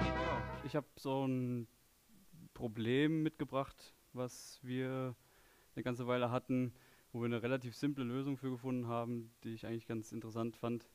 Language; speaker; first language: German; native; German